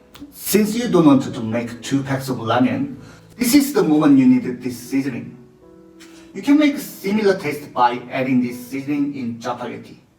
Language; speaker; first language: English; non-native, learner; Korean